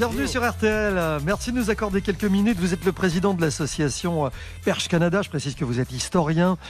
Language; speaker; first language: French; native; French